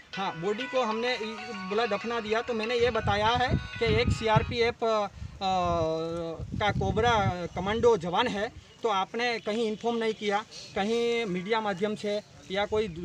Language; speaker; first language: Hindi; non-native, local second language; Gujarati